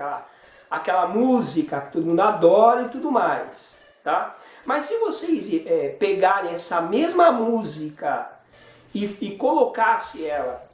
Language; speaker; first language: Portuguese; native; Portuguese